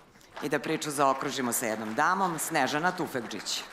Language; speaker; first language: Serbian; native; Serbian